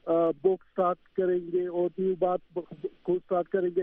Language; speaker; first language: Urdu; non-native, fluent; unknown